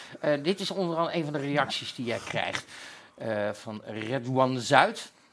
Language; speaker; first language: Dutch; native; Dutch